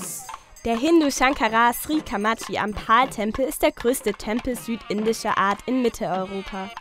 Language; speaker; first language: German; native; German